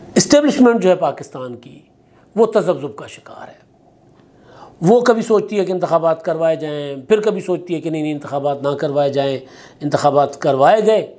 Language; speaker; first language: Urdu; non-native, local second language; Sindhi